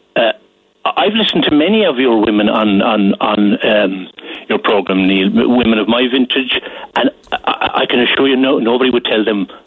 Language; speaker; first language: English; native; English